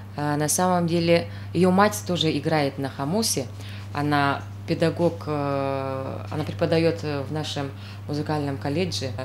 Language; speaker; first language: Russian; non-native, local second language; Yakut